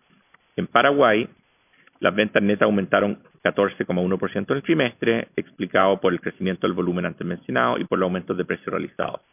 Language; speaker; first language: Spanish; native; Spanish